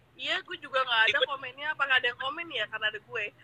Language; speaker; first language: Indonesian; native; Indonesian